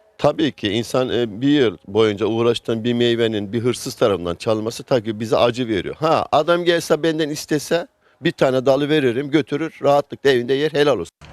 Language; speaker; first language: Turkish; native; Turkish